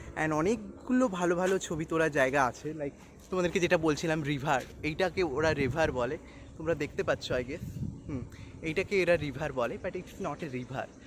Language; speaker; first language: Bangla; native; Bangla